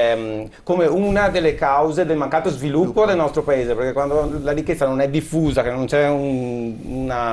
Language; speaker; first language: Italian; native; Italian